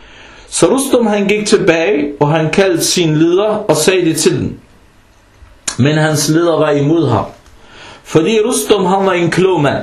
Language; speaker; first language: Danish; early bilingual, other home language; Arabic